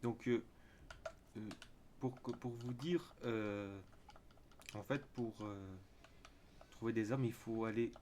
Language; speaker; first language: French; native; French